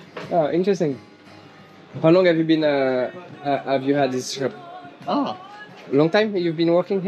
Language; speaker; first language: English; non-native, learner; French